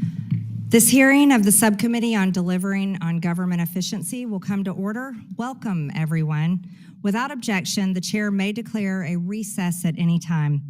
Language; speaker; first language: English; native; English